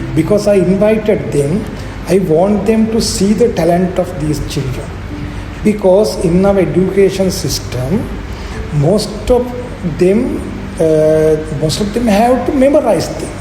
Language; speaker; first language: English; non-native, local second language; Sinhala